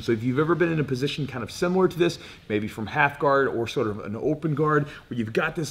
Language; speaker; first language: English; native; English